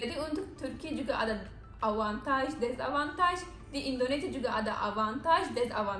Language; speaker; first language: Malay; non-native, learner; Turkish